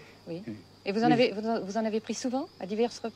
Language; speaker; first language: French; native; French